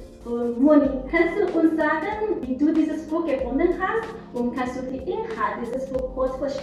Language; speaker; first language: German; non-native, learner; Chinese